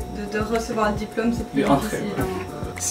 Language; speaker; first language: French; native; French